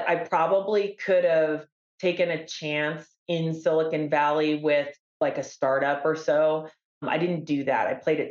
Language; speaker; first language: English; native; English